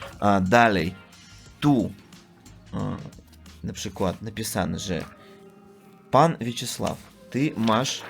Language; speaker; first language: Polish; non-native, learner; Russian